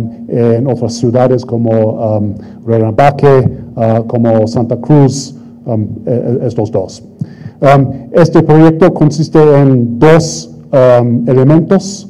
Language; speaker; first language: Spanish; non-native, fluent; English